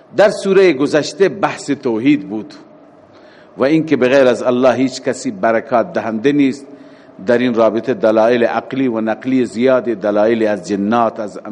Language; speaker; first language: Persian; native; Persian